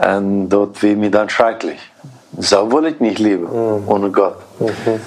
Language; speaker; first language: German; early bilingual, heritage; Plautdietsch